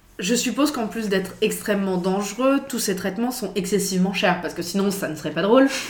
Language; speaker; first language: French; native; French